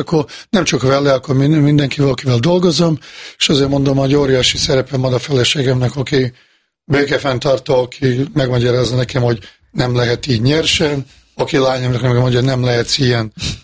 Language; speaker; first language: Hungarian; non-native, fluent; Bosnian